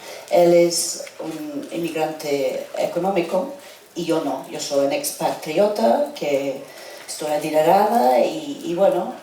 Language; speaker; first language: Spanish; non-native, fluent; English